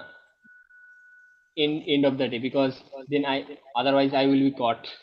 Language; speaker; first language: English; non-native, local second language; Bangla